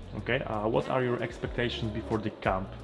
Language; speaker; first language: English; non-native, learner; Polish